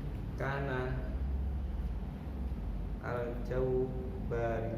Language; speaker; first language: Arabic; non-native, learner; Indonesian